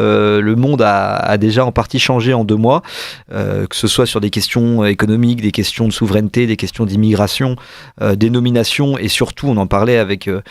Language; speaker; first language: French; native; French